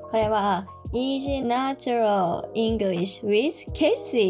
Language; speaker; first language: English; non-native, learner; Japanese